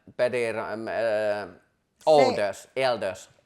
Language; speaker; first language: Spanish; non-native, fluent; Finnish